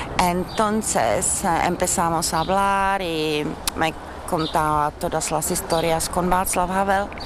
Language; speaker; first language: Spanish; non-native, fluent; Czech